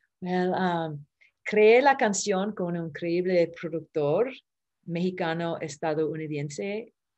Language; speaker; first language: Spanish; early bilingual, heritage; Spanish